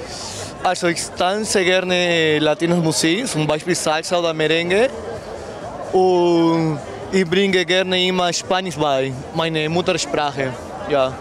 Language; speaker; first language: German; non-native, learner; Spanish